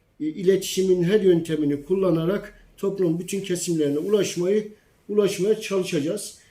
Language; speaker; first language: Turkish; native; Turkish